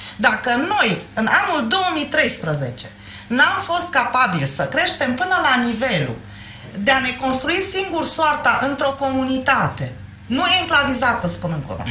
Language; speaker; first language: Romanian; non-native, local second language; Hungarian